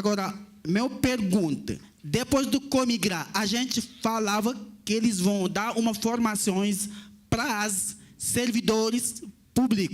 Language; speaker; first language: Portuguese; non-native, learner; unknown